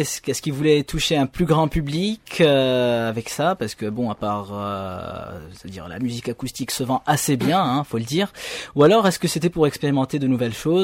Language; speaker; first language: French; non-native, local second language; Arabic